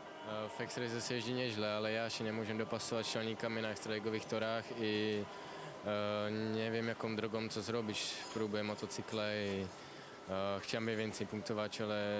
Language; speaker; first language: Polish; non-native, learner; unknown